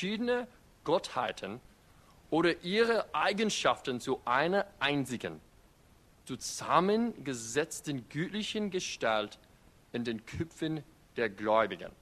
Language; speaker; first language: German; non-native, fluent; English